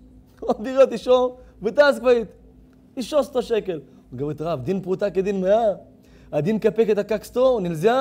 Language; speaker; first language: Russian; non-native, learner; Hebrew